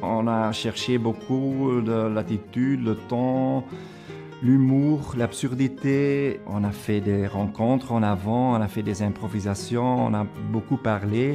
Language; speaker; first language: French; non-native, local second language; Dutch